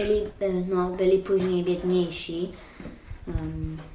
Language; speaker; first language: Polish; early bilingual, heritage; Polish